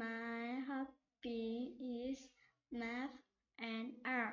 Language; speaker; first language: English; non-native, learner; Vietnamese